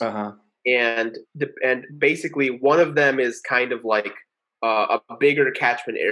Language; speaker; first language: English; early bilingual, other home language; Spanish